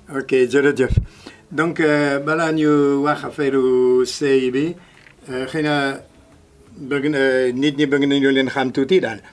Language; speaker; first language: Wolof; non-native, fluent; French